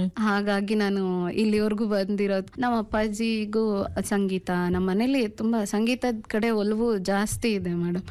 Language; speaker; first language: Kannada; non-native, local second language; Urdu